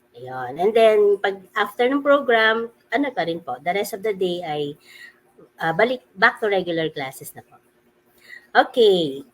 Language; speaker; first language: Filipino; native; Filipino